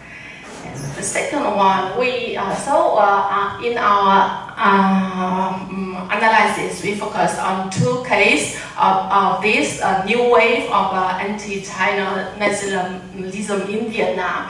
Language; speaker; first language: English; non-native, learner; Vietnamese